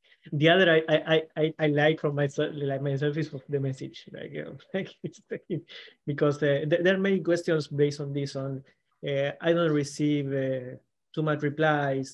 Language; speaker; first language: English; non-native, fluent; Spanish